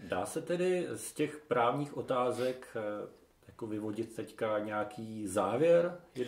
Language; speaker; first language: Czech; native; Czech